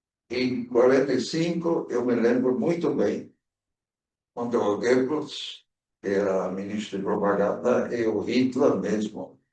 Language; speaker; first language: Portuguese; early bilingual, other home language; German